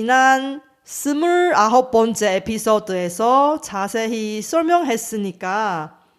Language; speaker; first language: Korean; non-native, fluent; Chinese